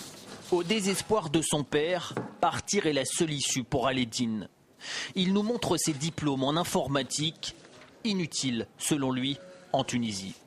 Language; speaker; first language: French; native; French